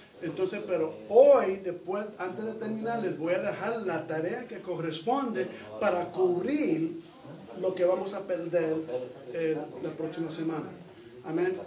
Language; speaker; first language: Spanish; native; Spanish